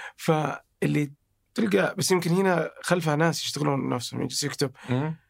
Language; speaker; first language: Arabic; native; Arabic